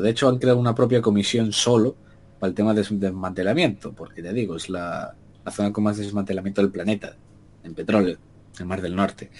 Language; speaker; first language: Spanish; native; Spanish